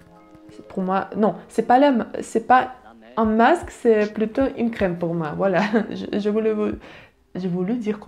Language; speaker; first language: French; non-native, learner; Russian